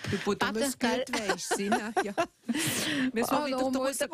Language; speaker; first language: German; native; German